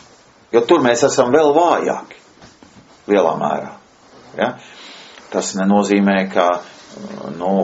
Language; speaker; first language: Latvian; native; Latvian